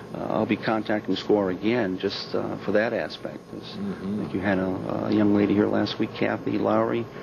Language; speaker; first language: English; native; English